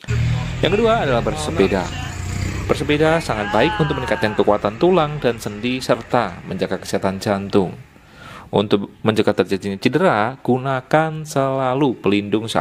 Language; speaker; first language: Indonesian; native; Indonesian